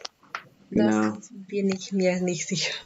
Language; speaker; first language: German; non-native, learner; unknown